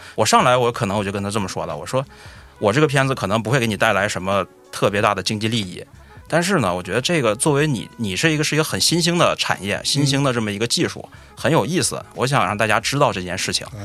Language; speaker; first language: Chinese; native; Chinese